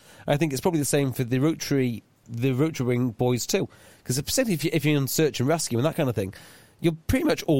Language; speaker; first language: English; native; English